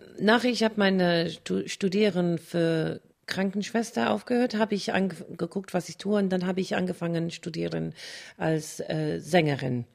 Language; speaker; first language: German; non-native, fluent; English